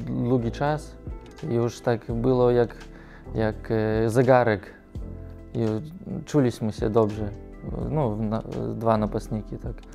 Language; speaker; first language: Polish; non-native, learner; Russian